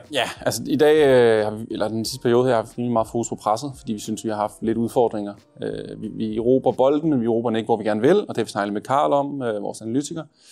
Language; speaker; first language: Danish; native; Danish